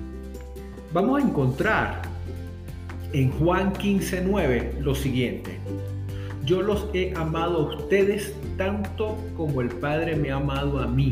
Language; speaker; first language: Spanish; native; Spanish